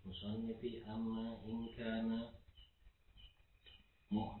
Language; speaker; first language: Arabic; non-native, learner; Indonesian